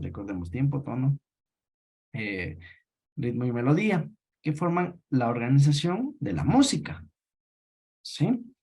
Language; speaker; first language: Spanish; native; Spanish